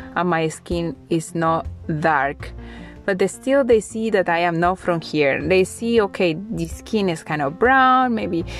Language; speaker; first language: English; non-native, fluent; Spanish